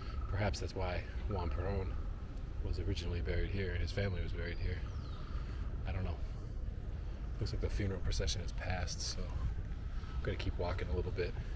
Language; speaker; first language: English; native; English